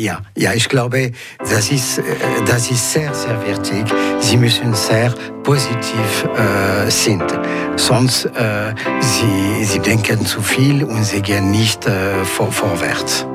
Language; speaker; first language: German; non-native, local second language; French